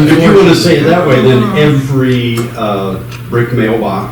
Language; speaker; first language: English; native; English